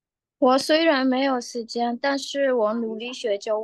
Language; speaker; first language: Chinese; non-native, learner; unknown